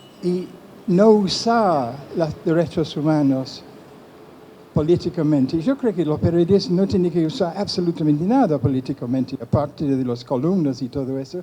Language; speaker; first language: Spanish; non-native, fluent; English